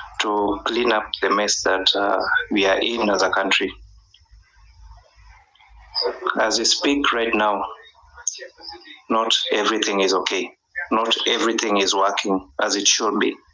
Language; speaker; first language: English; non-native, local second language; Swahili